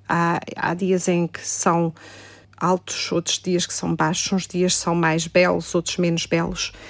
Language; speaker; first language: Portuguese; native; Portuguese